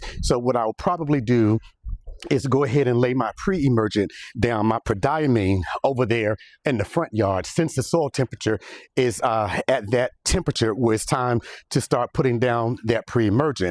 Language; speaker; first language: English; native; English